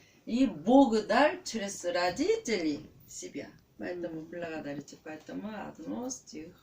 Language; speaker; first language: Russian; non-native, learner; Korean